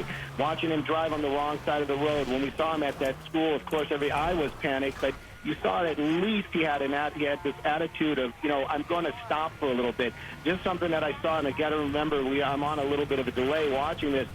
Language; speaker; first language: English; native; English